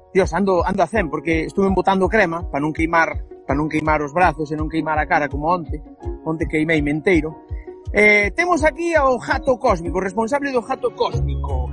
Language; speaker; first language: Galician; non-native, local second language; Spanish